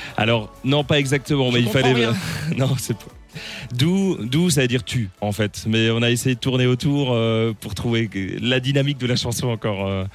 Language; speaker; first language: French; native; French